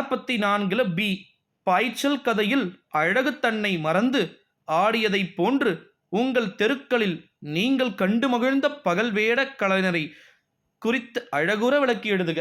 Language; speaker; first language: Tamil; native; Tamil